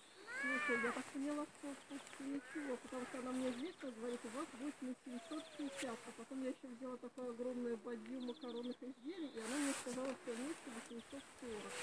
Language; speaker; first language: Russian; native; Russian